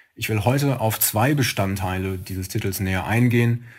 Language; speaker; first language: German; native; German